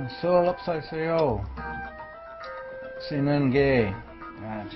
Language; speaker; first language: Korean; non-native, learner; English